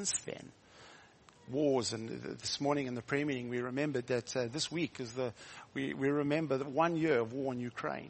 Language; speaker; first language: English; native; English